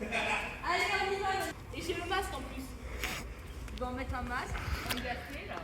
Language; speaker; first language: French; native; French